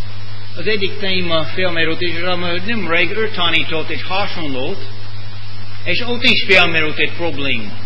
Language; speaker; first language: Hungarian; non-native, fluent; English